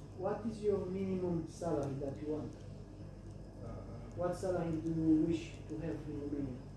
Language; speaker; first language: English; non-native, fluent; Romanian